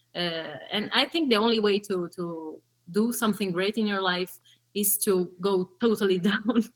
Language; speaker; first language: English; early bilingual, other home language; Portuguese